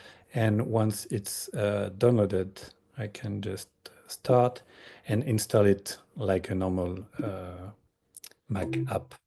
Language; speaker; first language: English; non-native, fluent; French